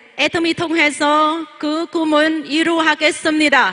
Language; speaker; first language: Korean; non-native, learner; Vietnamese